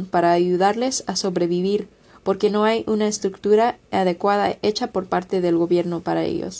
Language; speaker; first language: Spanish; non-native, fluent; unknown